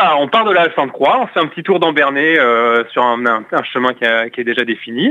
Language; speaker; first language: French; native; French